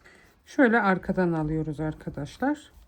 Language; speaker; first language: Turkish; native; Turkish